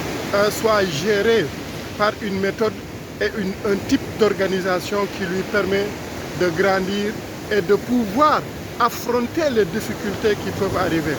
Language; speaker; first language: French; non-native, local second language; Wolof